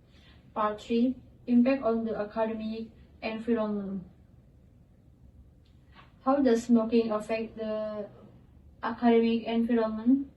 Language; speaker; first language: English; non-native, learner; Indonesian